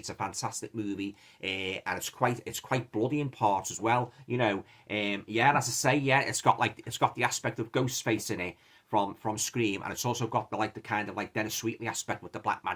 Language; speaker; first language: English; native; English